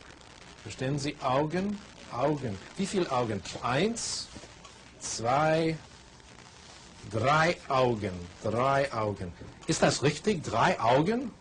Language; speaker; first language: German; non-native, fluent; English